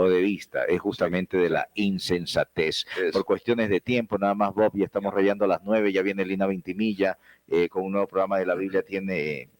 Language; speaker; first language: Spanish; native; Spanish